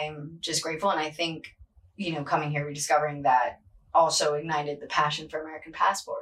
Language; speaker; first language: English; early bilingual, other home language; Spanish